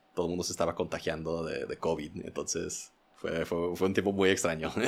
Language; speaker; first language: Spanish; early bilingual, heritage; Spanish